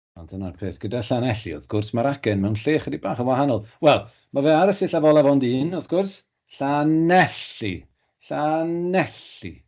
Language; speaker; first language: Welsh; native; Welsh